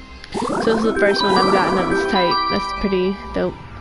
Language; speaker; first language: English; early bilingual, other home language; Spanish